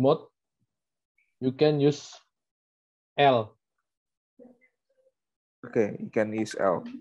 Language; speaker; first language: English; non-native, learner; Indonesian